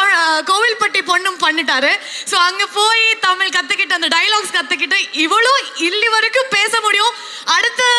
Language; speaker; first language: Tamil; non-native, learner; Kannada